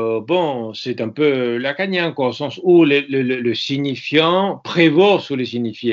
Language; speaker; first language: French; non-native, fluent; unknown